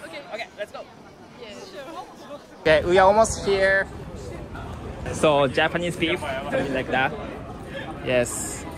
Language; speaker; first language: English; non-native, fluent; Japanese